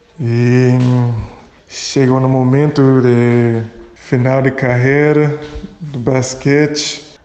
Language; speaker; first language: Portuguese; non-native, fluent; English